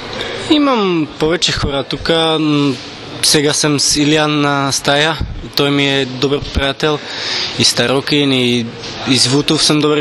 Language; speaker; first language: Bulgarian; non-native, learner; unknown